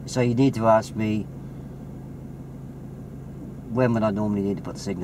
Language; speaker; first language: English; native; English